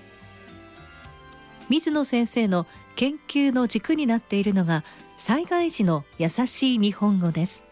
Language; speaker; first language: Japanese; native; Japanese